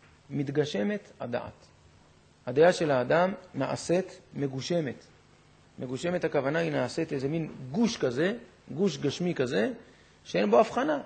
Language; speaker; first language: Hebrew; native; Hebrew